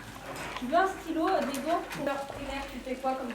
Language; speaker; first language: French; non-native, fluent; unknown